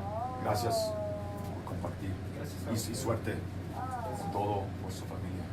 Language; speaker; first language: Spanish; non-native, fluent; English